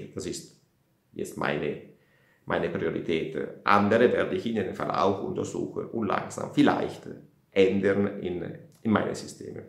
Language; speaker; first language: German; non-native, fluent; Italian